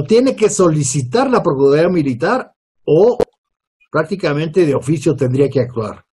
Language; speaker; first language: Spanish; native; Spanish